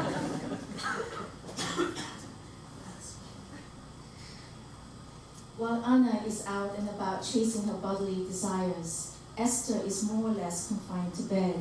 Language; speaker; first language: English; early bilingual, other home language; Korean